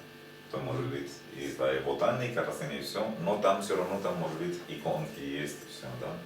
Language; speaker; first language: Russian; non-native, learner; Spanish